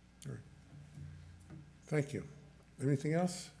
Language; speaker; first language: English; native; English